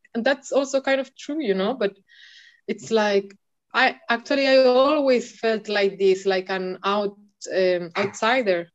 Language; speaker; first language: English; non-native, fluent; Spanish